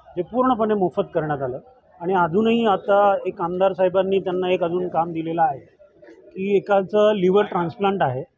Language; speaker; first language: Marathi; native; Marathi